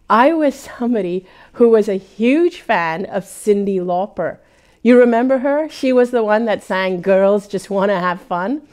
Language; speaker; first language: English; early bilingual, other home language; Hindi